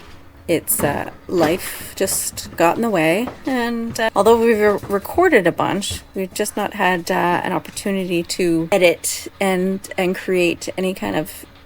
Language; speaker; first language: English; native; English